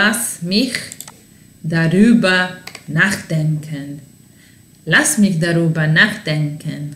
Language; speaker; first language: German; non-native, fluent; Serbian